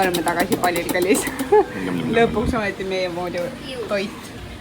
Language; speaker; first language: Estonian; native; Estonian